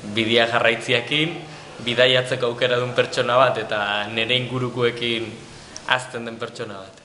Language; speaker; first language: Basque; native; Basque